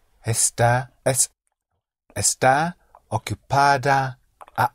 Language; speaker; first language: Spanish; non-native, learner; English